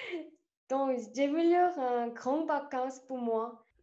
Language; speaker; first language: French; non-native, learner; Korean